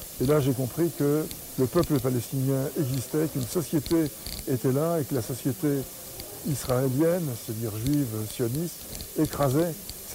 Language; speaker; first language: French; native; French